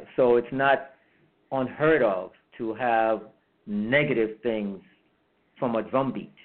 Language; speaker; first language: English; early bilingual, heritage; English